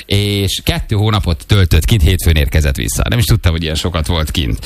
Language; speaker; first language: Hungarian; native; Hungarian